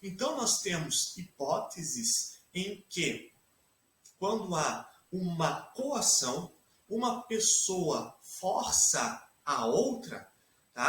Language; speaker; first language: Portuguese; native; Portuguese